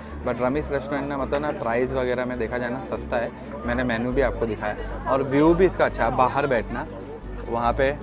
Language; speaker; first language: Hindi; native; Hindi